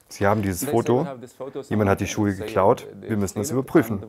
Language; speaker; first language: German; non-native, fluent; Arabic